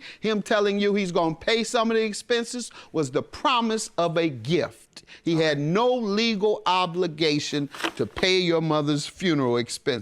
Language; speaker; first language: English; native; English